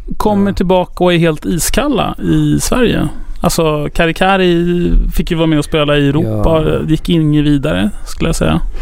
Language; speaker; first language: Swedish; native; Swedish